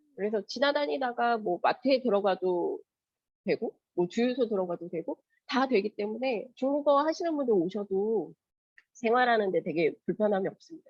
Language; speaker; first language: Korean; native; Korean